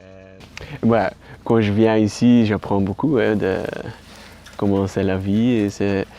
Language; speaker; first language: French; non-native, learner; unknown